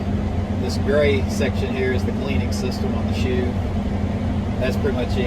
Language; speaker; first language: English; native; English